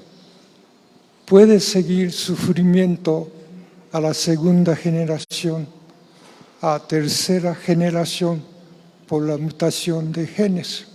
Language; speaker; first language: Spanish; non-native, fluent; Japanese